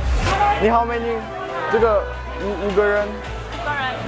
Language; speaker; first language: Chinese; non-native, learner; French